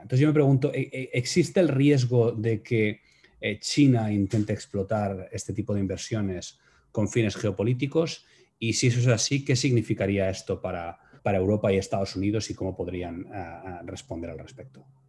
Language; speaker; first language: Spanish; native; Spanish